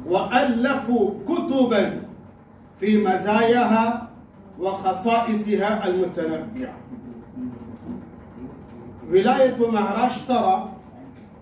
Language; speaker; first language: Arabic; non-native, fluent; Urdu